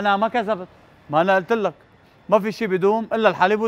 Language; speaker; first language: Arabic; native; Arabic